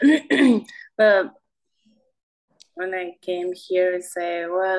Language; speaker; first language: English; non-native, learner; Spanish